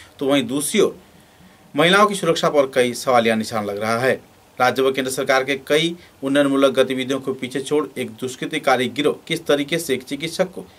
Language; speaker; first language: Hindi; non-native, local second language; Bangla